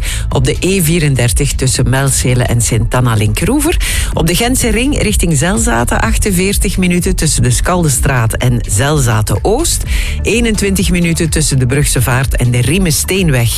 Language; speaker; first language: Dutch; native; Dutch